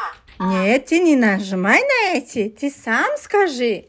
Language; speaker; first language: Russian; non-native, local second language; Tajik